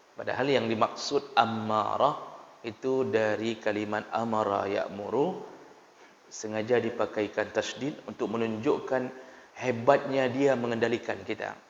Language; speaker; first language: Malay; non-native, local second language; Achinese